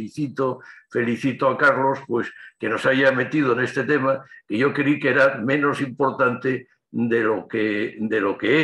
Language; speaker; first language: Spanish; native; Spanish